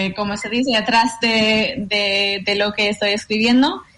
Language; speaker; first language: Spanish; non-native, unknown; English